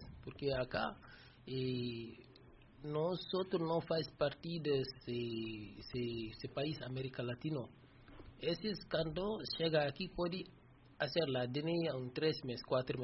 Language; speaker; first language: Spanish; non-native, learner; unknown